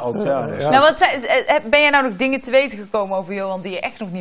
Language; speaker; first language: Dutch; native; Dutch